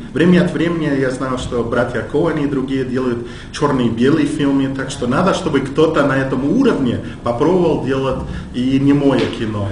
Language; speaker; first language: Russian; non-native, fluent; English